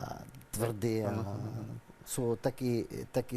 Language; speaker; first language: Slovak; non-native, learner; Arabic